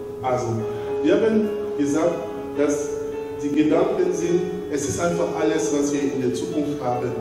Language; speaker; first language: German; non-native, learner; French